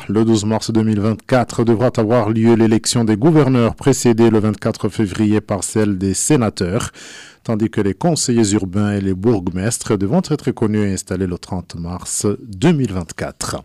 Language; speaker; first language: French; non-native, local second language; Rundi